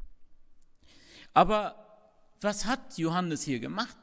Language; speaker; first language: German; non-native, fluent; Arabic